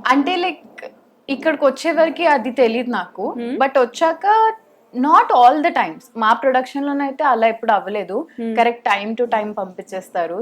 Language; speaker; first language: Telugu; native; Telugu